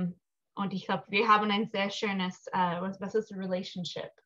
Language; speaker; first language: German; early bilingual, heritage; English